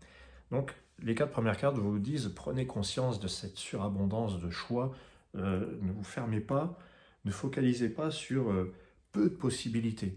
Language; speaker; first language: French; native; French